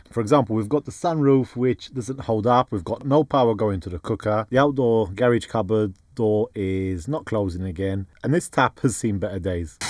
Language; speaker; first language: English; native; English